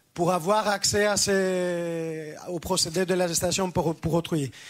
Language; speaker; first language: French; non-native, fluent; Greek